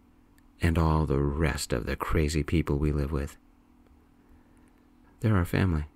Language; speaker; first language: English; native; English